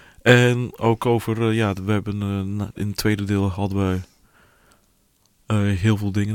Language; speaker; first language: Dutch; early bilingual, other home language; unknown